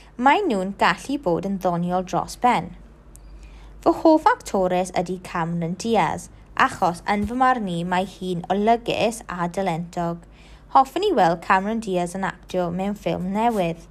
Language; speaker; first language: Welsh; non-native, local second language; English